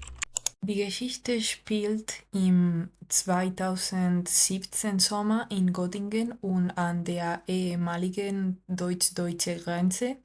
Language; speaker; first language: German; non-native, learner; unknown